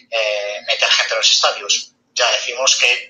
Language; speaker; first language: Spanish; native; Spanish